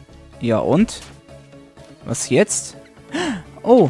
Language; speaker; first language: German; native; German